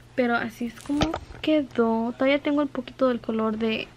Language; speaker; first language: Spanish; early bilingual, heritage; Spanish